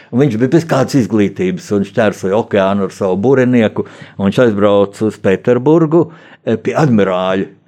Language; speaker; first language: Latvian; native; Latvian